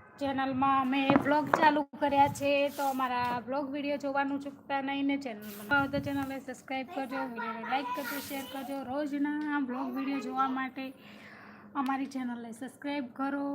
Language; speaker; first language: Gujarati; native; Gujarati